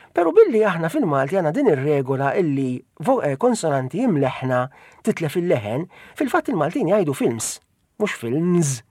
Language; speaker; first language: Maltese; native; Maltese